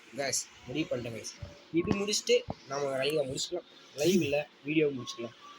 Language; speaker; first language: Tamil; non-native, local second language; Urdu